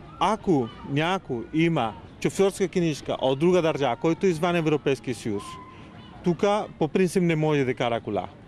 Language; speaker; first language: Bulgarian; non-native, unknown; Spanish